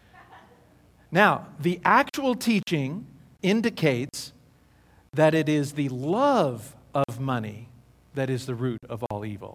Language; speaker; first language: English; native; English